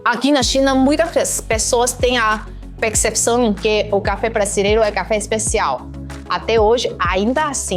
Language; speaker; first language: Portuguese; non-native, fluent; Chinese